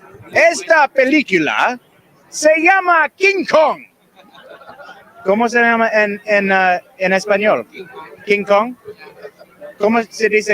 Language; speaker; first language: Spanish; non-native, learner; English